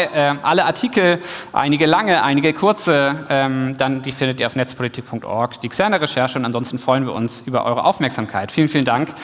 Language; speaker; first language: German; native; German